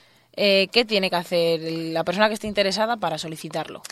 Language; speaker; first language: Spanish; native; Spanish